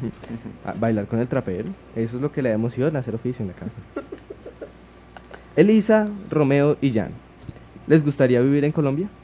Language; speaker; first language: Spanish; native; Spanish